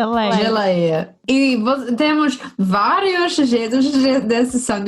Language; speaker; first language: Portuguese; non-native, fluent; English